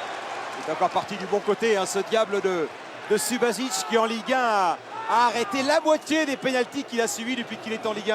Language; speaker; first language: French; native; French